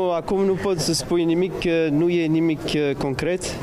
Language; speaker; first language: Romanian; non-native, learner; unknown